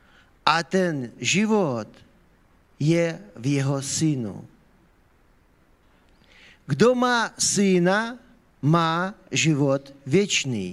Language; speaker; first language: Czech; non-native, fluent; Ukrainian